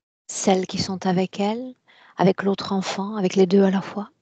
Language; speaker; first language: French; native; French